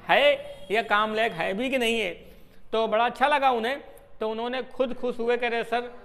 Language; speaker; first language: Hindi; native; Hindi